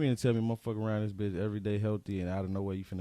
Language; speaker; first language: English; native; English